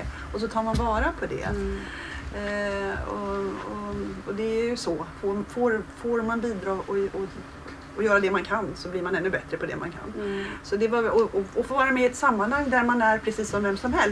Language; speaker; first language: Swedish; native; Swedish